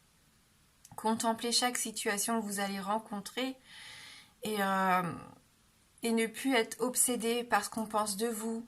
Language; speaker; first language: French; native; French